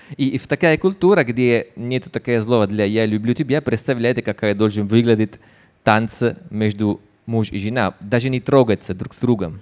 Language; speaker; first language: Russian; non-native, fluent; Italian